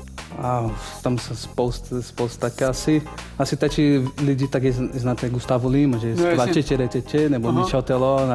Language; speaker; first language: Czech; non-native, learner; Portuguese